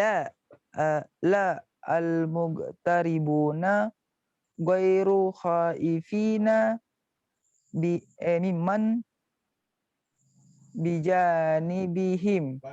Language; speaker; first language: Arabic; non-native, learner; Indonesian